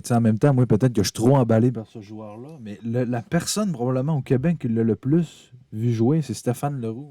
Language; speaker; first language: French; native; French